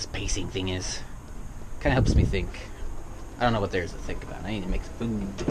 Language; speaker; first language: English; native; English